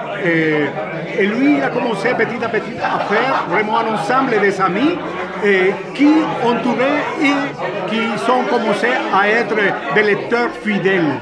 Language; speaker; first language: French; non-native, fluent; Spanish